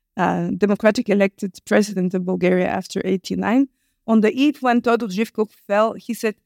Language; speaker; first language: English; non-native, fluent; Bulgarian